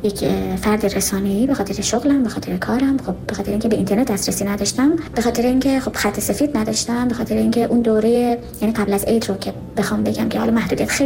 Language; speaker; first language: Persian; non-native, local second language; Kurdish